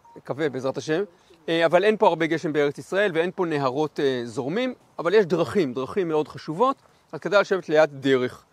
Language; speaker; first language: Hebrew; native; Hebrew